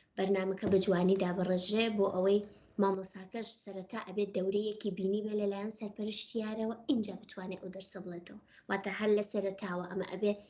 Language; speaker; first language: Central Kurdish; non-native, local second language; Gurani